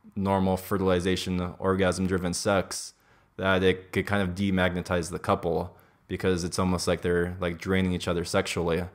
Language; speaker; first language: English; native; English